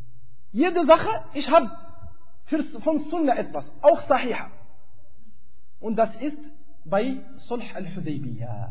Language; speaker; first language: German; non-native, fluent; Arabic